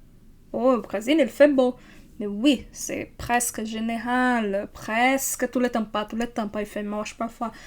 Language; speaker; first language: French; non-native, fluent; Portuguese